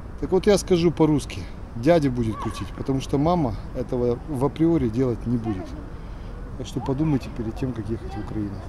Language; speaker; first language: Ukrainian; non-native, local second language; Russian